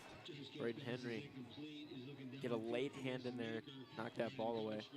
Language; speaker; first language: English; native; English